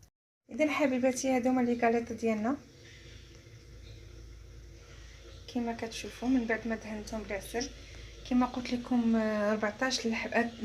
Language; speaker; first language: Arabic; native; Arabic